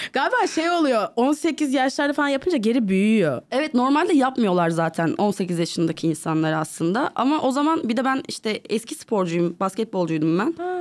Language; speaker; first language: Turkish; native; Turkish